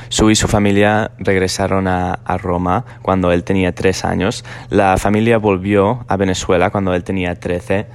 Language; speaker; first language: Spanish; non-native, learner; English